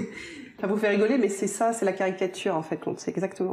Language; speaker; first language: French; native; French